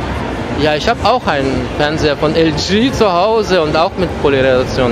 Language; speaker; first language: German; non-native, fluent; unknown